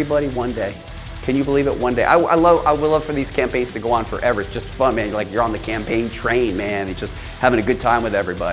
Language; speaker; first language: English; native; English